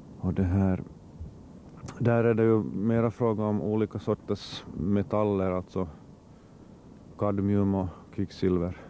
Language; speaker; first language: Swedish; native; Swedish